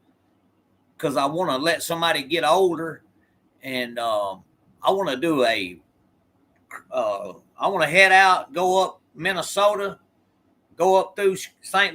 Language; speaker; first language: English; native; English